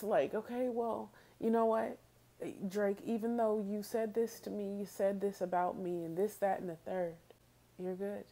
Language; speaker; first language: English; native; English